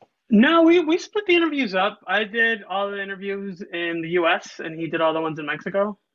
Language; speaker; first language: English; early bilingual, other home language; Spanish